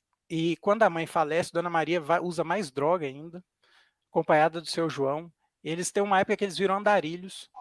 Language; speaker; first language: Portuguese; native; Portuguese